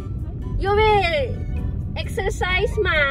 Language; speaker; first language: English; non-native, learner; Filipino